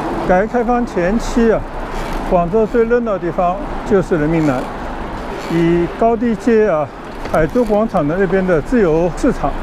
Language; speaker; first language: Chinese; non-native, local second language; Cantonese